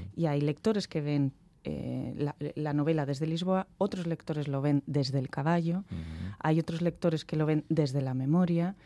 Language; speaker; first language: Spanish; native; Spanish